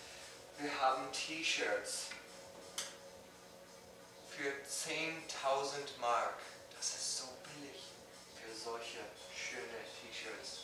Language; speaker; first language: German; non-native, learner; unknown